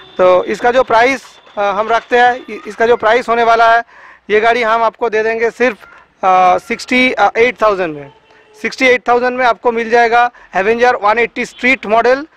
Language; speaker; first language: Hindi; non-native, local second language; Bangla